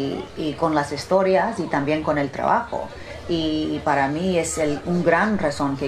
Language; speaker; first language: Spanish; early bilingual, heritage; Spanish